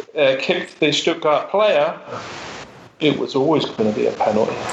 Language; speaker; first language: English; native; English